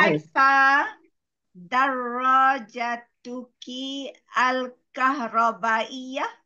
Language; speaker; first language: Arabic; non-native, learner; Malay